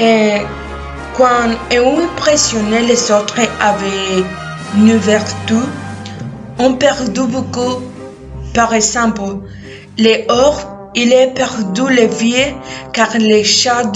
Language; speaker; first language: French; non-native, learner; Spanish